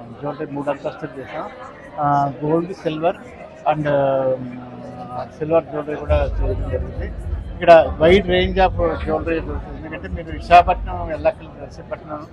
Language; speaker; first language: Telugu; native; Telugu